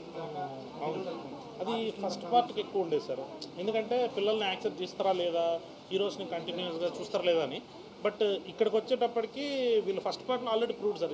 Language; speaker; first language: Telugu; native; Telugu